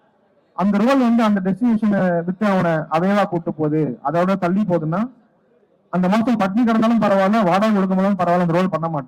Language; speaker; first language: Tamil; native; Tamil